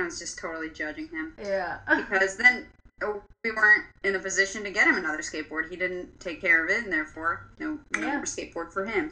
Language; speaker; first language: English; early bilingual, other home language; Polish